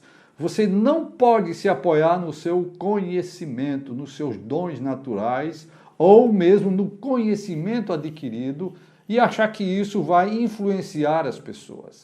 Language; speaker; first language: Portuguese; native; Portuguese